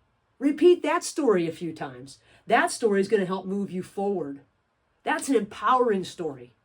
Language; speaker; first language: English; native; English